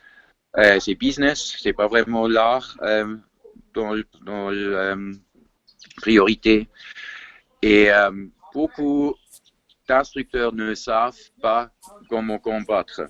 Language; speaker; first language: French; non-native, fluent; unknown